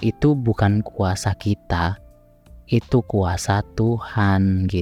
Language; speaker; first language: Indonesian; native; Indonesian